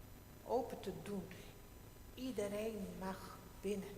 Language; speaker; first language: Dutch; non-native, local second language; Western Frisian